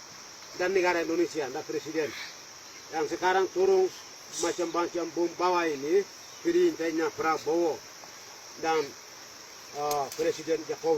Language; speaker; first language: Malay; non-native, local second language; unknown